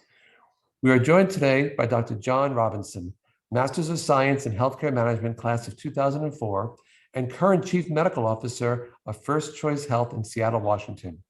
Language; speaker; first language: English; native; English